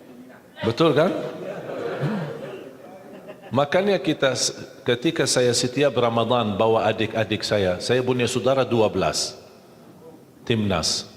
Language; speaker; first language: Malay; non-native, fluent; Arabic